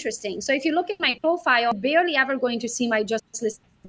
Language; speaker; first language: English; non-native, fluent; Romanian